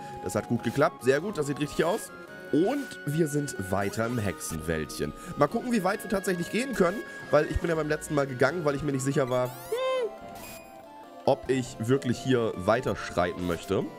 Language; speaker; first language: German; native; German